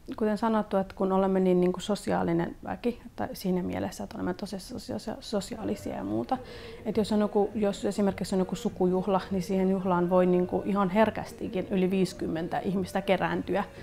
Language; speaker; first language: Finnish; early bilingual, other home language; Kurdish